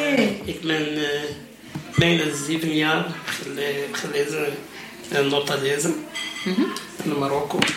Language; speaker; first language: Dutch; non-native, learner; Arabic